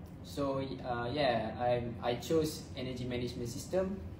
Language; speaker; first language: English; non-native, local second language; Malay